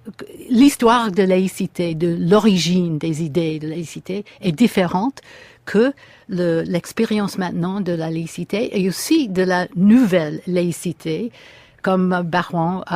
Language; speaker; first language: French; non-native, fluent; English